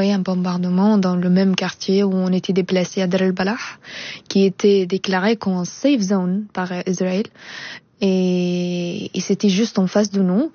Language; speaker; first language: French; non-native, fluent; Arabic